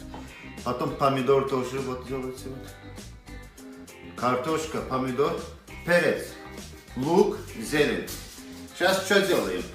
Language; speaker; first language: Russian; non-native, local second language; Azerbaijani